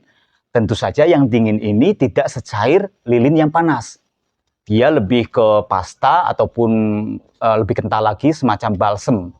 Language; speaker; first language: Indonesian; native; Indonesian